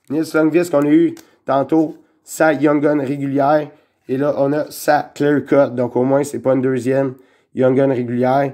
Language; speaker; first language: French; native; French